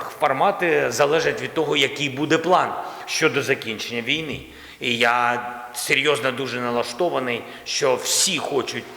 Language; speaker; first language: Ukrainian; non-native, local second language; Russian